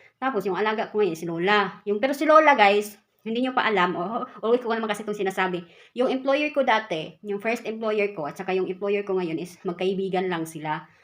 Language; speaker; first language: Filipino; non-native, local second language; Cebuano